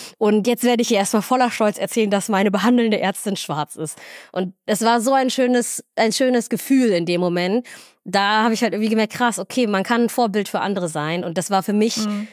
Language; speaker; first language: German; early bilingual, other home language; Somali